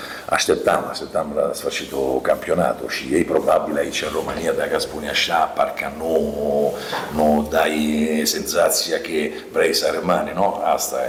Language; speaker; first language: Romanian; non-native, learner; Italian